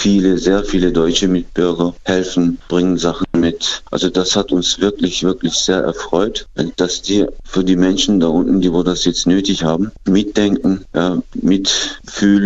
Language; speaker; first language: German; early bilingual, other home language; Turkish